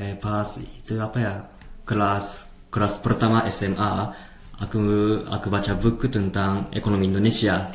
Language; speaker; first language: Indonesian; non-native, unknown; Japanese